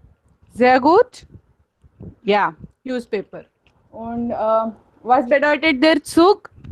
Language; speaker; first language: German; non-native, fluent; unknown